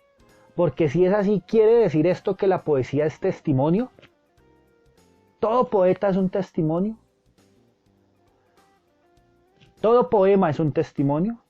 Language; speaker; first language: Spanish; native; Spanish